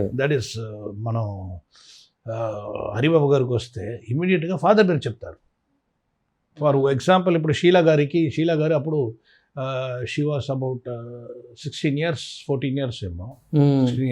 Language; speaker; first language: Telugu; non-native, fluent; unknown